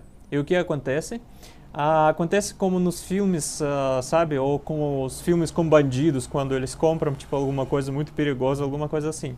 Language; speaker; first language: Portuguese; non-native, learner; Russian